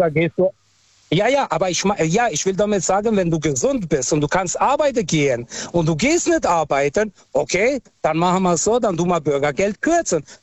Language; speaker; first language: German; early bilingual, other home language; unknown